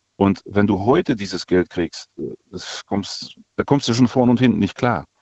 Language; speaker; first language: German; non-native, fluent; Russian